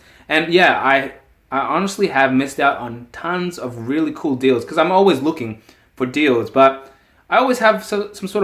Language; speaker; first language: English; native; English